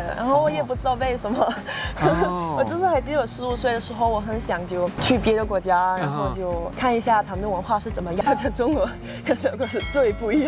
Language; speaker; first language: Chinese; non-native, fluent; German